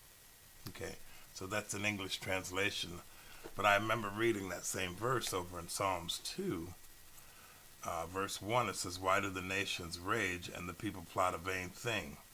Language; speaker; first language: English; native; English